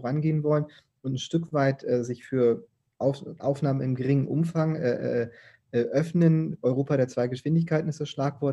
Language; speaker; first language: German; native; German